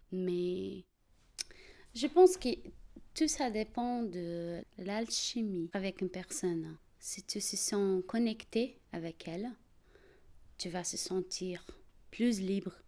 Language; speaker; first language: French; non-native, fluent; Portuguese